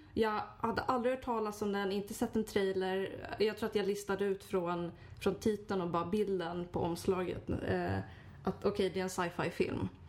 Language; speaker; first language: Swedish; native; Swedish